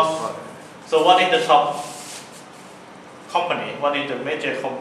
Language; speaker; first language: English; non-native, learner; Thai